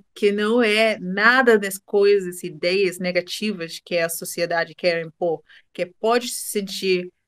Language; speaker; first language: Portuguese; non-native, fluent; English